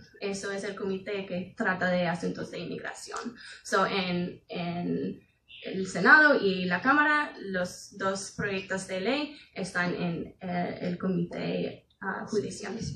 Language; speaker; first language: Spanish; non-native, fluent; English